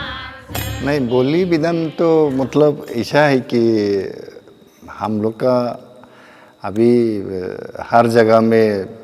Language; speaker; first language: Hindi; non-native, local second language; Bodo